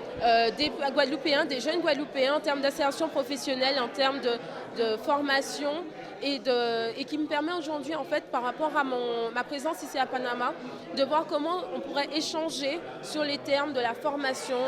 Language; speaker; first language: French; native; French